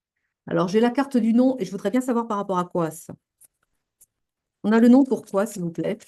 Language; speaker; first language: French; native; French